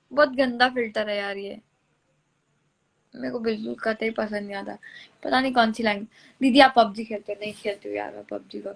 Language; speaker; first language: Hindi; native; Hindi